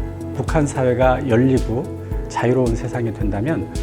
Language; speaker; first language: Korean; native; Korean